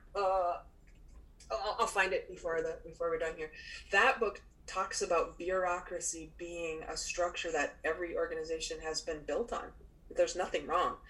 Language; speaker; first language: English; native; English